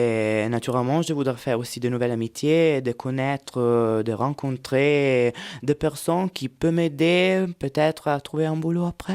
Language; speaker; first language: French; non-native, fluent; Italian